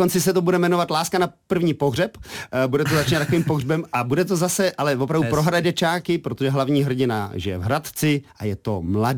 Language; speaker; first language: Czech; native; Czech